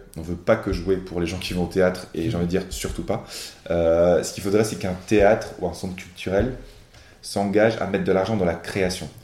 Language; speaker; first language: French; native; French